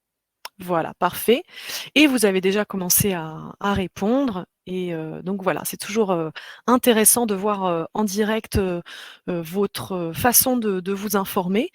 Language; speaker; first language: French; native; French